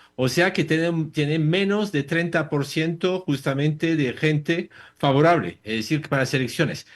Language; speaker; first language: Spanish; non-native, fluent; French